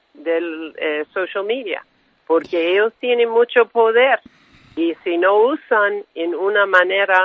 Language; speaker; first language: Spanish; non-native, fluent; English